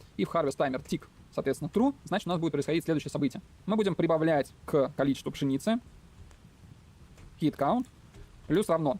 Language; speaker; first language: Russian; native; Russian